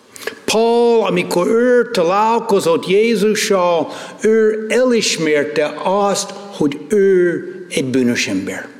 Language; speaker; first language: Hungarian; non-native, fluent; English